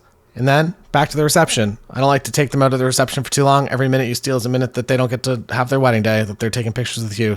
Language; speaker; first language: English; native; English